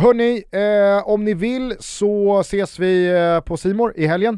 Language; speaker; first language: Swedish; native; Swedish